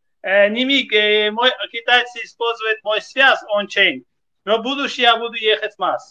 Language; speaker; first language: Russian; non-native, fluent; Armenian